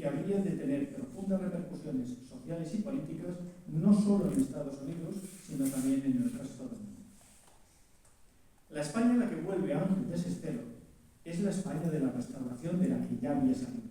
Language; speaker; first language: Spanish; native; Spanish